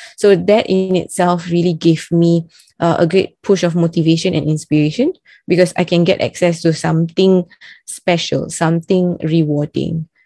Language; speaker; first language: English; non-native, local second language; Malay